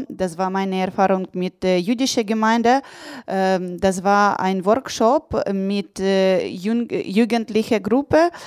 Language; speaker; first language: German; non-native, learner; Russian